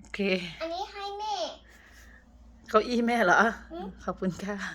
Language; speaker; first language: Thai; native; Thai